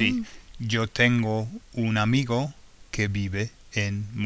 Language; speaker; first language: Spanish; non-native, fluent; English